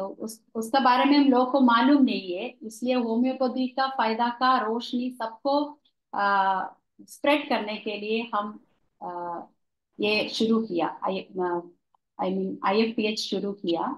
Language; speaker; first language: Hindi; non-native, local second language; Malayalam